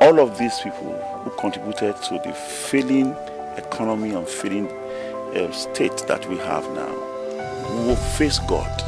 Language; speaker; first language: English; non-native, local second language; Yoruba